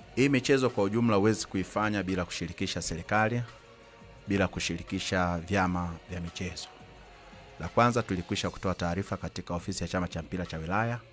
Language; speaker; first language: Swahili; native; Swahili